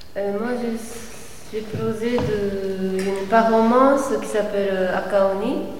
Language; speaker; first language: French; non-native, fluent; Japanese